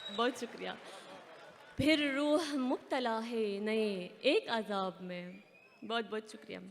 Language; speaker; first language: Urdu; non-native, fluent; Arabic